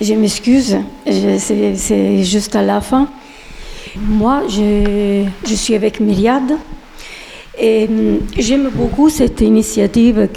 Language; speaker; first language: French; non-native, fluent; Italian